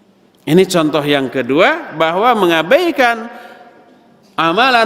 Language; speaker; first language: Indonesian; native; Indonesian